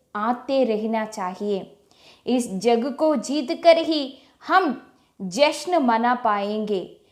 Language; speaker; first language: Hindi; non-native, local second language; Malayalam